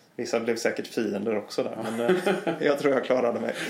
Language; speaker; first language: Swedish; native; Swedish